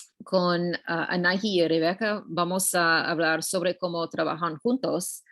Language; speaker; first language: Spanish; non-native, learner; English